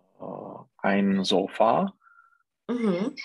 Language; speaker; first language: German; non-native, learner; Czech